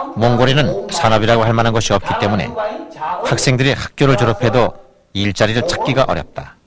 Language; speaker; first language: Korean; native; Korean